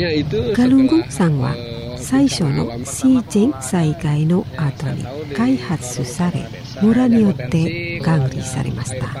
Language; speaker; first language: Japanese; non-native, fluent; Indonesian